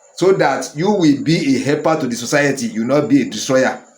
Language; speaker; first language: English; non-native, local second language; Yoruba